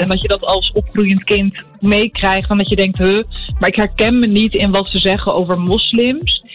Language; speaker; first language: Dutch; early bilingual, other home language; Arabic